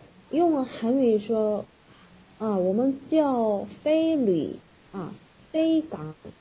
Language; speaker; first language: Chinese; non-native, fluent; Korean